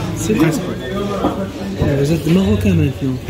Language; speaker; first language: French; non-native, local second language; Arabic